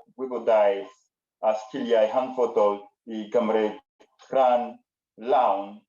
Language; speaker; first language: Welsh; non-native, learner; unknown